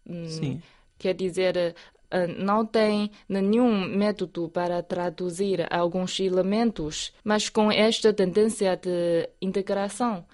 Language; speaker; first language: Portuguese; non-native, fluent; Chinese